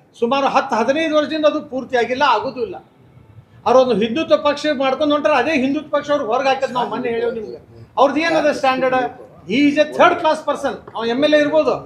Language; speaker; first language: Kannada; native; Kannada